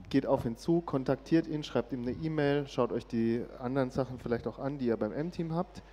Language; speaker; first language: German; native; German